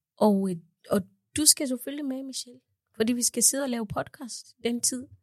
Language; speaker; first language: Danish; non-native, fluent; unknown